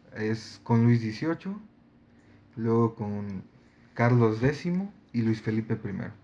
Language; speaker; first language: Spanish; native; Spanish